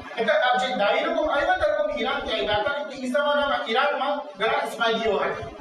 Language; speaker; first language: Gujarati; early bilingual, heritage; Gujarati